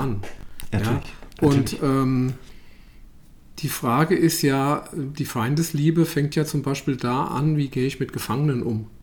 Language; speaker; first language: German; native; German